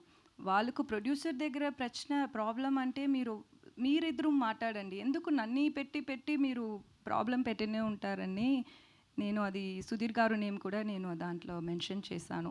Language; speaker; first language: Telugu; non-native, learner; Tamil